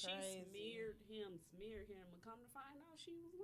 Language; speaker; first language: English; native; English